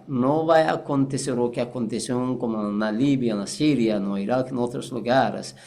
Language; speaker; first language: Portuguese; non-native, fluent; Persian